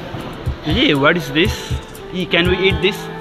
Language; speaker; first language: English; non-native, learner; Nepali